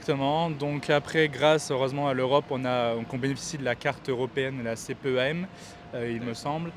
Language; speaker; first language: French; native; French